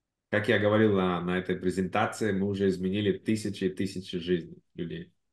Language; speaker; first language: Russian; native; Russian